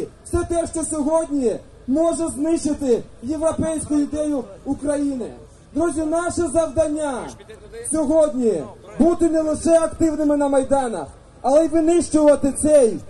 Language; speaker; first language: Ukrainian; native; Ukrainian